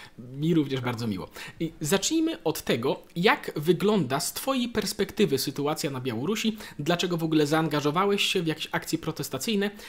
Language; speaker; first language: Polish; native; Polish